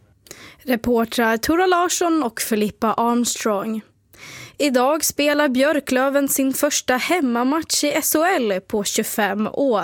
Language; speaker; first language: Swedish; native; Swedish